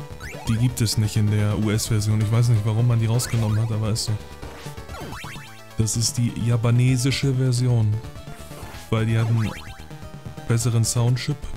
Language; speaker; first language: German; native; German